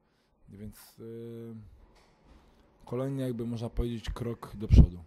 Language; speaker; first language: Polish; native; Polish